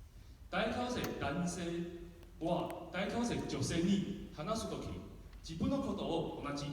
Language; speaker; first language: Japanese; non-native, learner; Min Nan Chinese